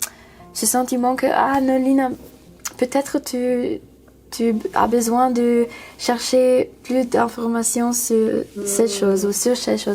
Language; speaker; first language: French; non-native, learner; English